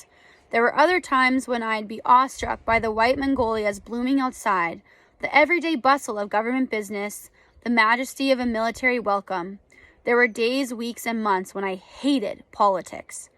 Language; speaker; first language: English; native; English